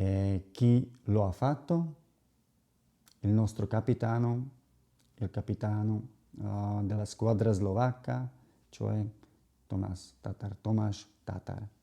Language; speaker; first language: Italian; non-native, fluent; Slovak